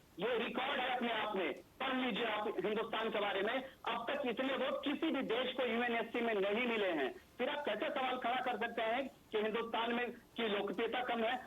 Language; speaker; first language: Hindi; native; Hindi